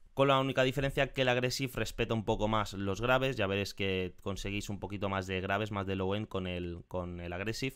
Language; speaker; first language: Spanish; native; Spanish